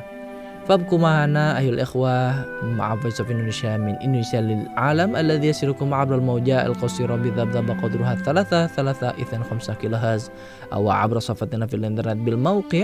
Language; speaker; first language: Arabic; non-native, fluent; Indonesian